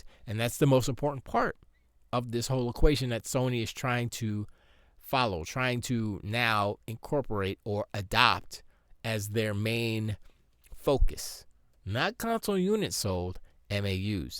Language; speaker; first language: English; native; English